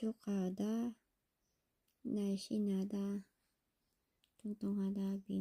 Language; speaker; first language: Korean; non-native, learner; Filipino